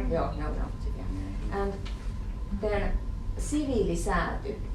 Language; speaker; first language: Finnish; native; Finnish